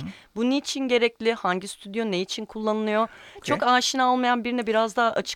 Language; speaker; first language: Turkish; native; Turkish